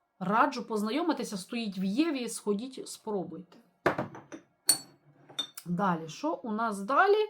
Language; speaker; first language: Ukrainian; native; Ukrainian